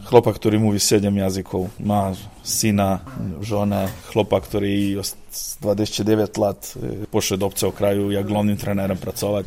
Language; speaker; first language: Polish; non-native, fluent; Serbian